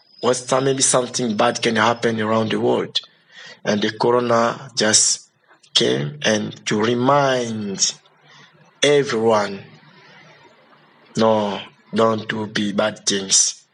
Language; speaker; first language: English; non-native, learner; Lingala